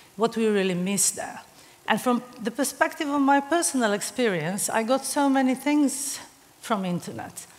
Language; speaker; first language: English; non-native, fluent; Serbian